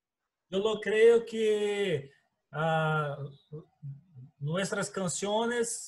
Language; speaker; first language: Spanish; non-native, learner; Portuguese